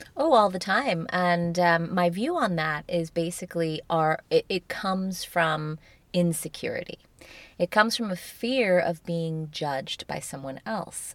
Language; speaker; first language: English; native; English